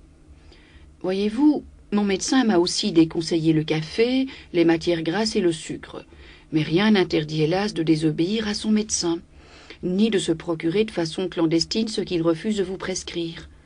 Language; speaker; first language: French; native; French